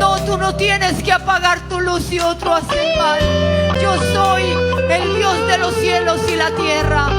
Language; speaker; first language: Spanish; native; Spanish